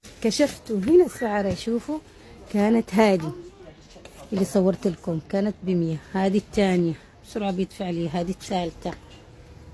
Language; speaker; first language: Arabic; native; Arabic